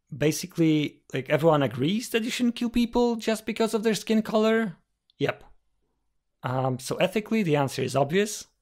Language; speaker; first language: English; non-native, fluent; Polish